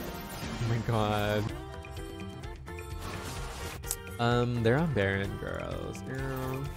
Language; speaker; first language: English; native; English